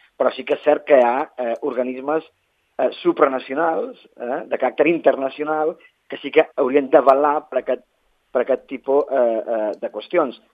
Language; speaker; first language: Catalan; native; Catalan